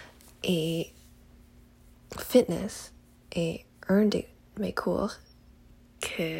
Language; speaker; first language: French; non-native, learner; English